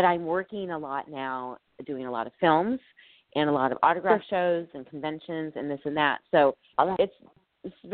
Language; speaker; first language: English; native; English